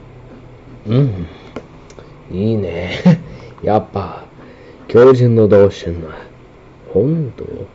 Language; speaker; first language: Japanese; non-native, learner; English